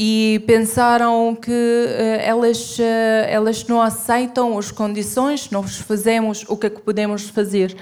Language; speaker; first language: Portuguese; non-native, fluent; Arabic